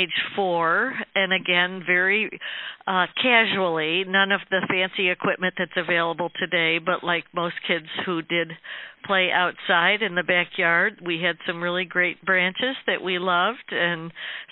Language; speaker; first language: English; native; English